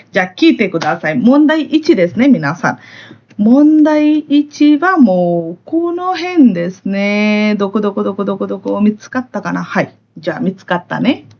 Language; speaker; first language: Japanese; non-native, fluent; Hindi